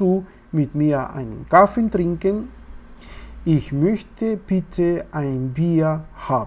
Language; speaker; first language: German; non-native, learner; Spanish